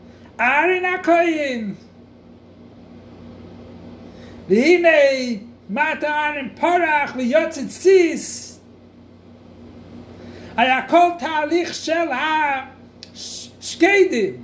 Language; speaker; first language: Hebrew; non-native, fluent; English